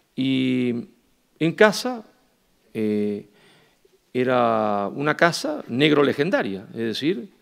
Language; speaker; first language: Spanish; native; Spanish